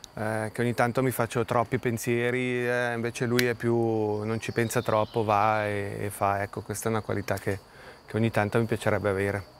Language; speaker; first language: Italian; native; Italian